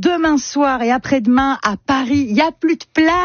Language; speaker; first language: French; native; French